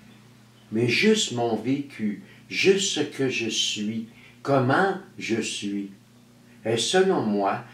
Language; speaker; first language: French; native; French